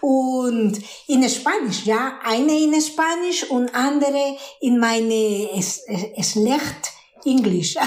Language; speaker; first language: German; non-native, learner; Spanish